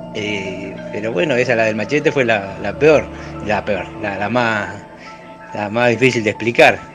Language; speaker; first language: Spanish; native; Spanish